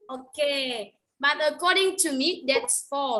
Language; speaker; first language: English; non-native, learner; Indonesian